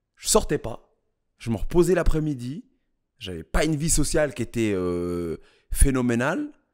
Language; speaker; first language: French; early bilingual, other home language; Kabuverdianu